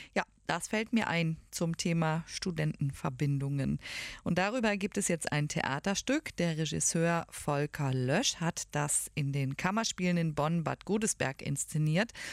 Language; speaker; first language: German; native; German